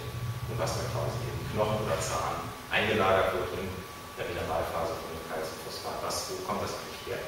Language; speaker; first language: German; native; German